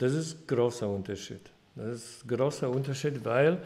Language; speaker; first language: German; non-native, fluent; Polish